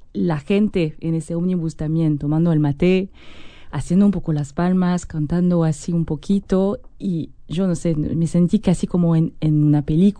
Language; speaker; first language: Spanish; non-native, fluent; French